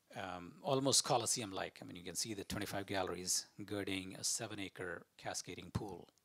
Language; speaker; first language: English; non-native, local second language; Malayalam